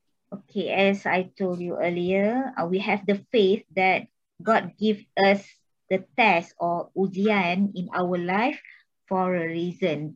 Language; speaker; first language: English; non-native, local second language; Malay